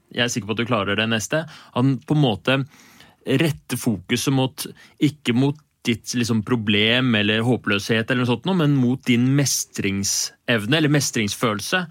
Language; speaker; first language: Norwegian; native; Norwegian